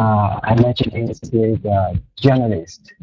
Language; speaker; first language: English; non-native, learner; Vietnamese